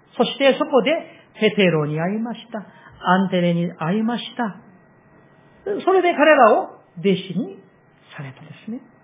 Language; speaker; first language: Japanese; non-native, fluent; Korean